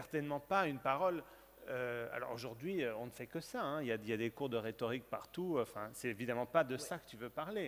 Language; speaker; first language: French; native; French